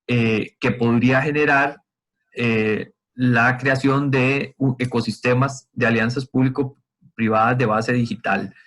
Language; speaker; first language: Spanish; native; Spanish